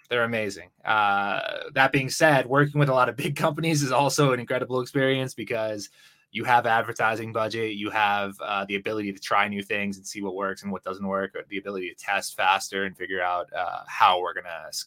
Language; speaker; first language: English; native; English